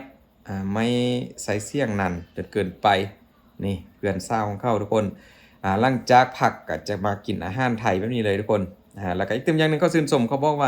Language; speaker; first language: Thai; non-native, local second language; Northeastern Thai